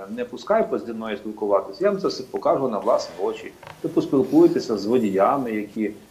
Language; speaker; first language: Ukrainian; native; Ukrainian